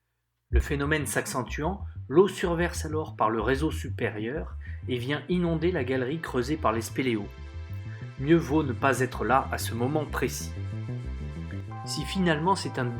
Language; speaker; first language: French; native; French